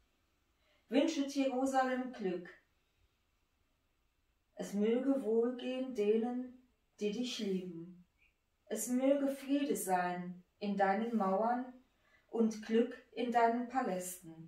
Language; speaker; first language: German; native; German